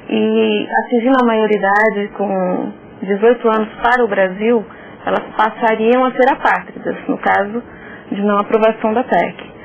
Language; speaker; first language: Portuguese; native; Portuguese